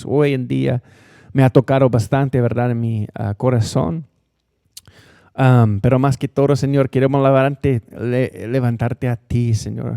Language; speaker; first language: Spanish; non-native, fluent; English